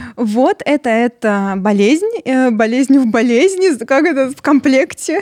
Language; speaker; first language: Russian; early bilingual, other home language; Georgian